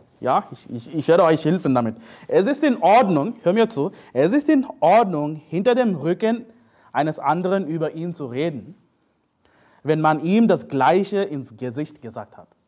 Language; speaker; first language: German; non-native, fluent; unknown